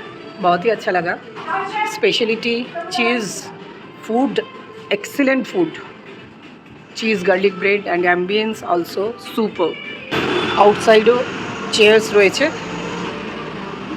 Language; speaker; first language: Hindi; non-native, local second language; Bangla